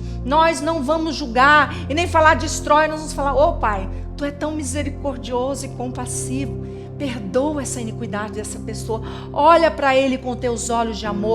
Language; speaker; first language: Portuguese; native; Portuguese